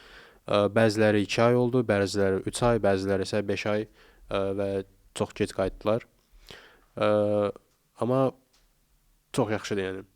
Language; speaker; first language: Azerbaijani; non-native, fluent; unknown